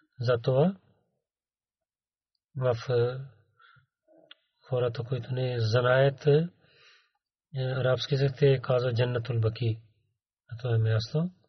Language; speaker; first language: Bulgarian; non-native, learner; Urdu